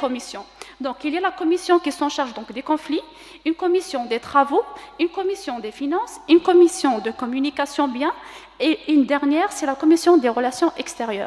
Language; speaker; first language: French; non-native, local second language; Kabyle